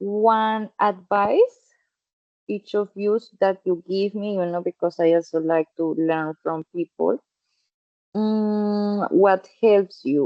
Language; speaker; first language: English; non-native, fluent; Spanish